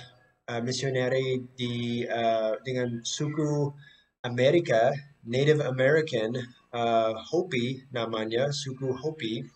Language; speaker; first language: Indonesian; non-native, fluent; English